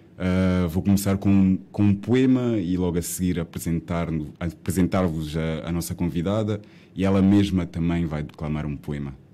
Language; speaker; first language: Portuguese; native; Portuguese